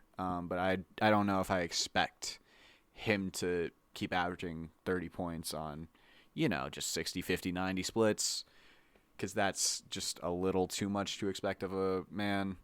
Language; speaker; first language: English; native; English